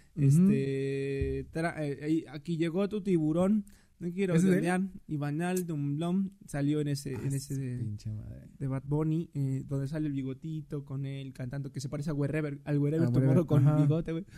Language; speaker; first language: Spanish; native; Spanish